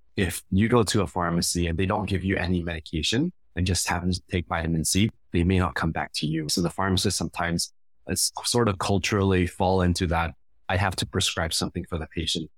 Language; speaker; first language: English; non-native, fluent; Khmer